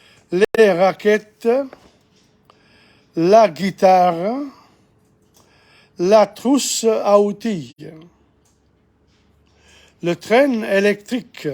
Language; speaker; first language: French; non-native, fluent; English